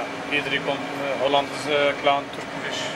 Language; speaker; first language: Dutch; non-native, learner; Turkish